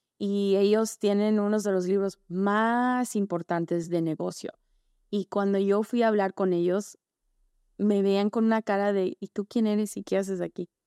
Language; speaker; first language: Spanish; early bilingual, heritage; Spanish